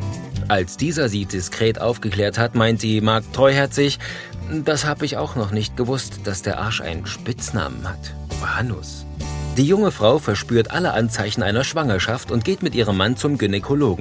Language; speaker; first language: German; native; German